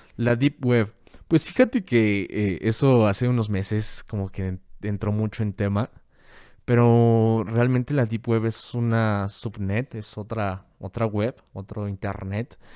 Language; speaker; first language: Spanish; native; Spanish